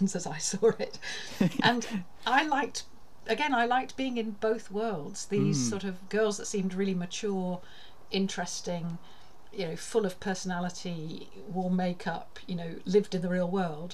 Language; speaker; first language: English; native; English